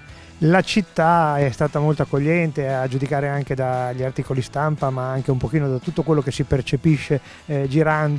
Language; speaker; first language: Italian; native; Italian